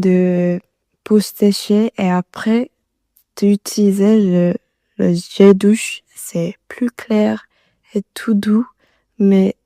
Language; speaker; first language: French; non-native, learner; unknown